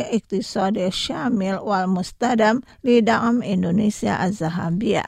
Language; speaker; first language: Arabic; non-native, fluent; Indonesian